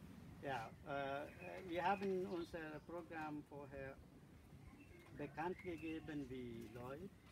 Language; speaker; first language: German; non-native, learner; Sinhala